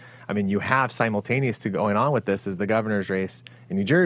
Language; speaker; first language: English; native; English